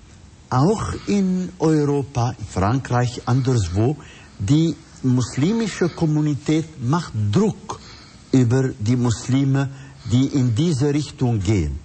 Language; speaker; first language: German; non-native, fluent; Arabic